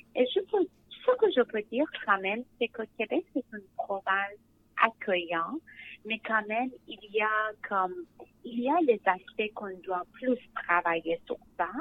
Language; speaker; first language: French; non-native, learner; Persian